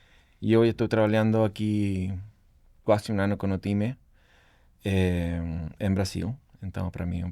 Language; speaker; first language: Portuguese; non-native, fluent; Spanish